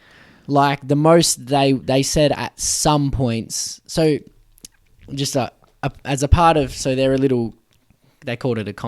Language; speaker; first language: English; native; English